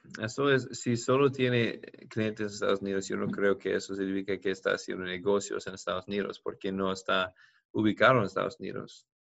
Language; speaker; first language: Spanish; non-native, fluent; English